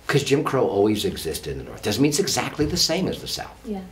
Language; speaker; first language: English; native; English